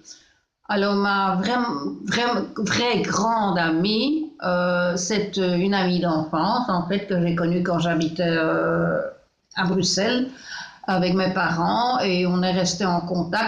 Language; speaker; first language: French; native; French